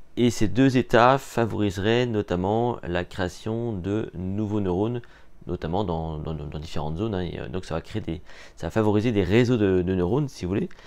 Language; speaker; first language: French; native; French